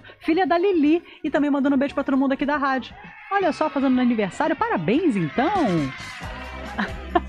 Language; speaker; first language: Portuguese; native; Portuguese